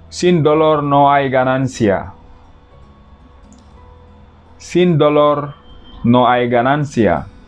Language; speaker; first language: Spanish; non-native, fluent; Wolof